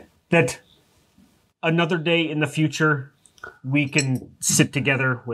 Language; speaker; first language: English; native; English